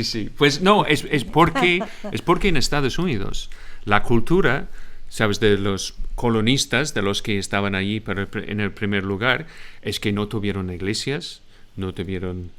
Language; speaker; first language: Spanish; non-native, fluent; English